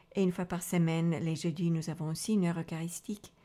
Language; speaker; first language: French; non-native, fluent; Spanish